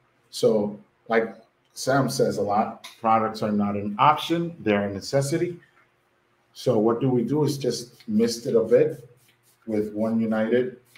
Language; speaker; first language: English; non-native, local second language; Spanish